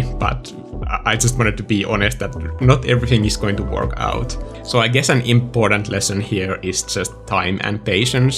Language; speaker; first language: English; non-native, fluent; Finnish